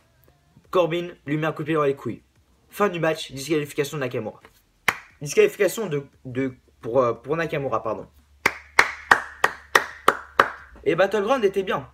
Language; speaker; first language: French; native; French